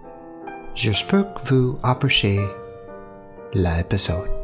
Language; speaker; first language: French; non-native, learner; English